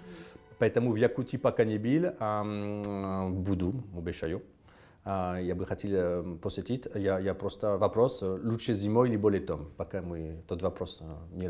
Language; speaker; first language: Russian; non-native, fluent; French